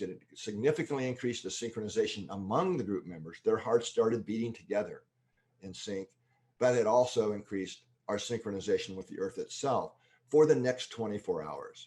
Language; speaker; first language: English; native; English